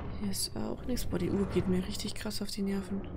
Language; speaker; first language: German; native; German